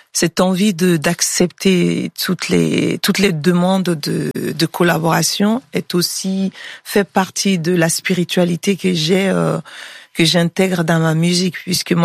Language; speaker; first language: French; non-native, local second language; Bambara